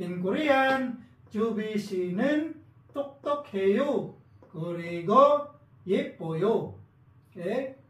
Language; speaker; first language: Korean; non-native, fluent; Filipino